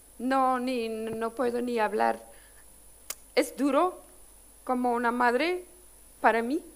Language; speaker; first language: Spanish; non-native, fluent; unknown